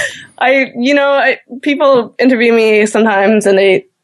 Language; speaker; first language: English; native; English